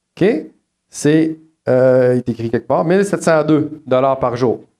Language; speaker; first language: French; native; French